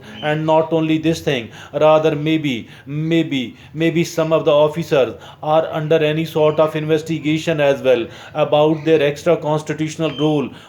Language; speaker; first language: English; non-native, local second language; Urdu